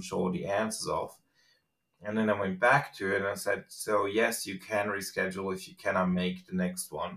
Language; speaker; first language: English; non-native, fluent; Swiss German